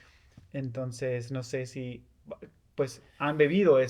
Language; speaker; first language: Spanish; non-native, fluent; English